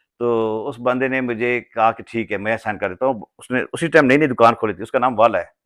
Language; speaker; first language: Urdu; non-native, local second language; Punjabi